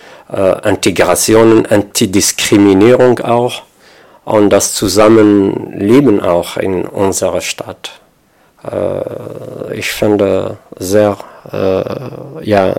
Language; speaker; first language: German; non-native, fluent; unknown